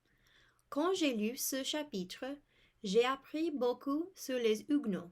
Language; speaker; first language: French; non-native, fluent; English